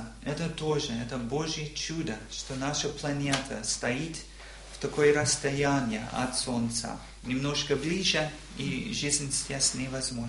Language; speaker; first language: Russian; non-native, learner; English